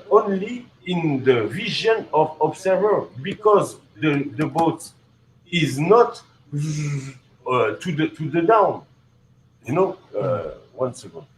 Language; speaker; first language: English; non-native, learner; French